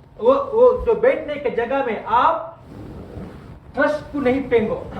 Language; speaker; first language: Urdu; non-native, learner; Tamil